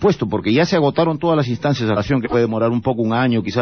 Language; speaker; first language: Spanish; native; Spanish